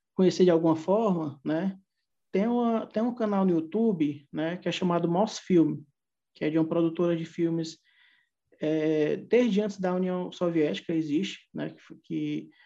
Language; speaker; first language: Portuguese; native; Portuguese